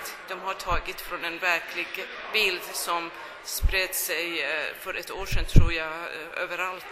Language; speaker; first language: Swedish; non-native, fluent; Persian